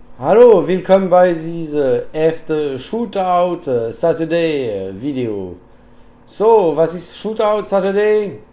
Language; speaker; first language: German; non-native, learner; French